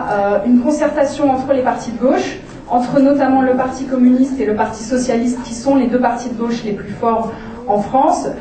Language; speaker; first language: French; native; French